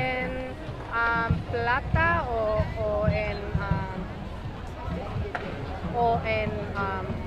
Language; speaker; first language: Spanish; non-native, fluent; English